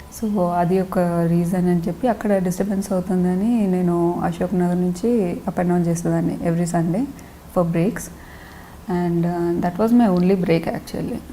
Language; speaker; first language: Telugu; non-native, local second language; Lambadi